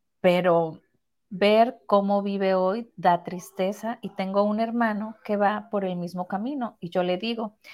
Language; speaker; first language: Spanish; native; Spanish